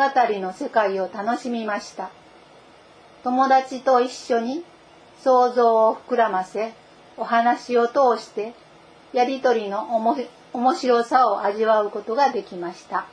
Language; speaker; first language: Japanese; native; Japanese